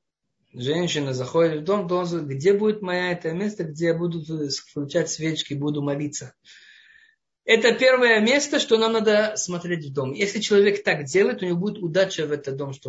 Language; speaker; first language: Russian; non-native, fluent; Hebrew